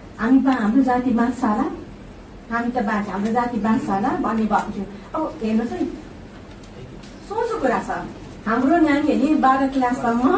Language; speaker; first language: Nepali; native; Nepali